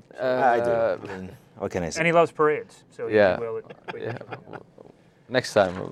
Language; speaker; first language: English; non-native, fluent; Arabic